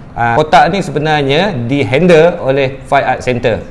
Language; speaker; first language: Malay; native; Malay